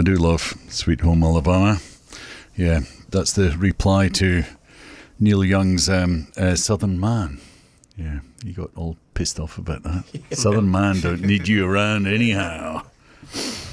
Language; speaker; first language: English; native; English